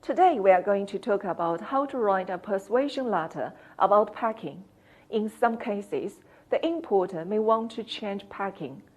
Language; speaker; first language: English; non-native, fluent; Chinese